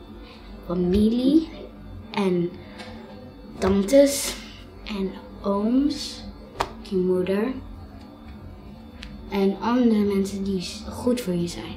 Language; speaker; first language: Dutch; early bilingual, other home language; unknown